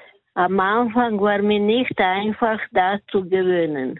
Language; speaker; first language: German; non-native, learner; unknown